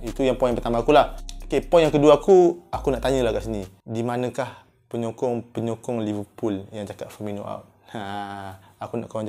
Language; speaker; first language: Malay; native; Malay